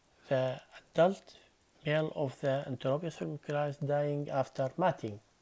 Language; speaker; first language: English; non-native, fluent; Arabic